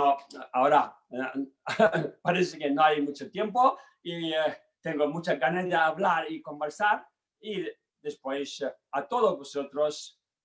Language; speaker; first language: Spanish; non-native, learner; Tibetan